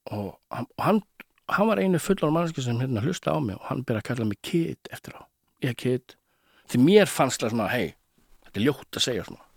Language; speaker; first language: Icelandic; early bilingual, heritage; Icelandic